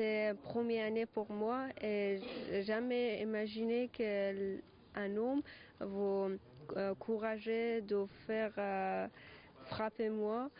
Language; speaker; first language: French; non-native, learner; Persian